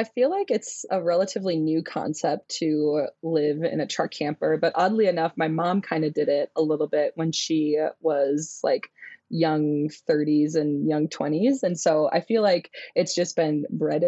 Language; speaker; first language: English; native; English